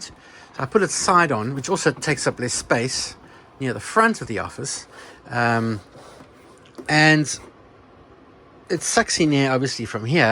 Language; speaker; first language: English; native; English